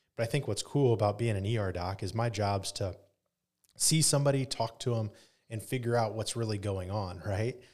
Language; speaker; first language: English; native; English